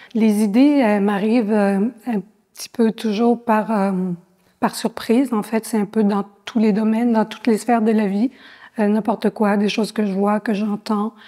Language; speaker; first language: French; native; French